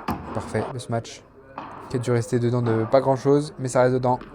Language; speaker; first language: French; native; French